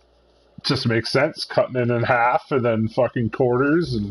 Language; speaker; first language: English; native; English